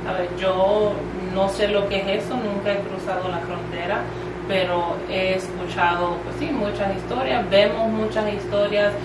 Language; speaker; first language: Spanish; early bilingual, heritage; Spanish